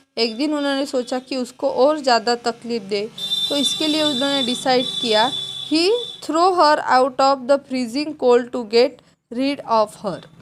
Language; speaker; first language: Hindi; non-native, local second language; Marathi